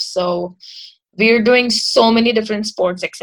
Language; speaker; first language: English; non-native, local second language; Marathi